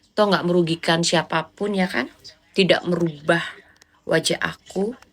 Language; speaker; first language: Indonesian; non-native, local second language; Javanese